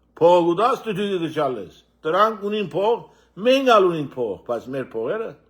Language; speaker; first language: Armenian; early bilingual, heritage; Armenian